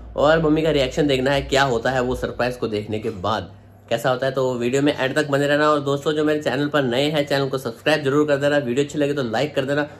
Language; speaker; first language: Hindi; native; Hindi